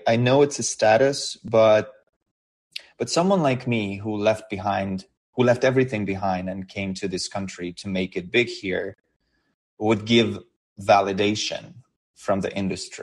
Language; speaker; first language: English; non-native, fluent; Hungarian